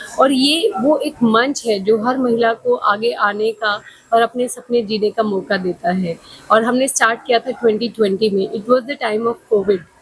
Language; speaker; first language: Hindi; native; Hindi